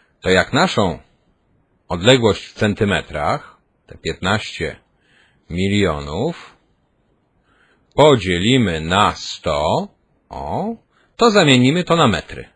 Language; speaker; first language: Polish; native; Polish